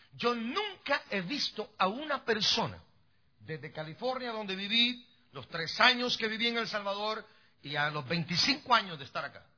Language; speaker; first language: Spanish; native; Spanish